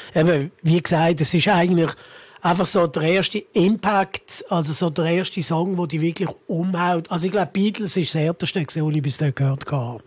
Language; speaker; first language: German; early bilingual, other home language; Italian